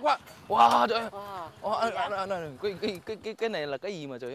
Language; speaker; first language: Vietnamese; non-native, fluent; Korean